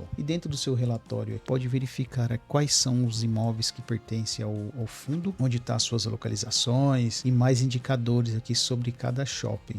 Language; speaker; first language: Portuguese; native; Portuguese